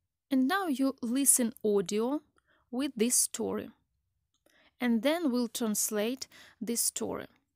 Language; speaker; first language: English; non-native, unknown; Ukrainian